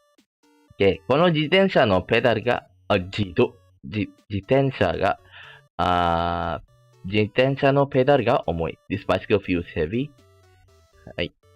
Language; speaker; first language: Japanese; non-native, fluent; Malay